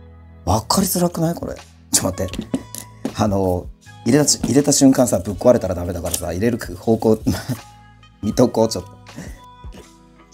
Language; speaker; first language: Japanese; native; Japanese